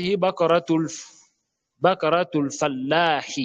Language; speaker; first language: Arabic; non-native, fluent; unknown